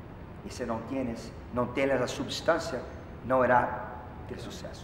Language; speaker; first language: Spanish; non-native, fluent; Portuguese